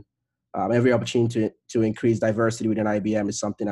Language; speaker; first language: English; non-native, local second language; Igbo